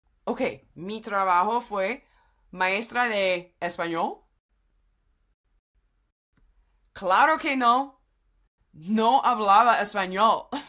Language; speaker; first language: Spanish; non-native, fluent; English